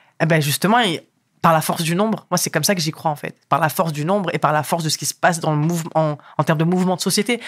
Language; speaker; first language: French; early bilingual, other home language; Arabic